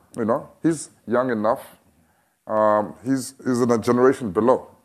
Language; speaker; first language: English; non-native, local second language; Xhosa